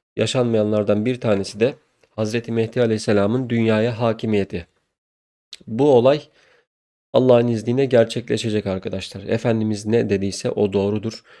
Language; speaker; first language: Turkish; native; Turkish